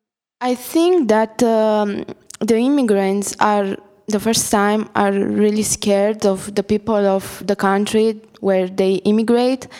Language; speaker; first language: English; non-native, fluent; Italian